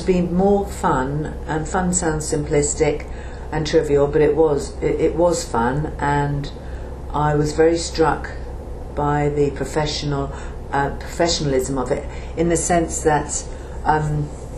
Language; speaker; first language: English; native; English